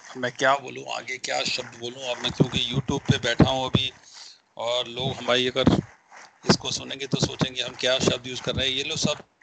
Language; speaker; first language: Hindi; native; Hindi